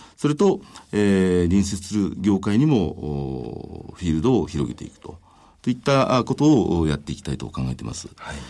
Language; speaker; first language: Japanese; native; Japanese